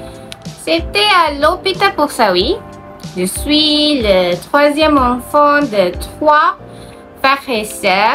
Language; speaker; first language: French; non-native, learner; Malay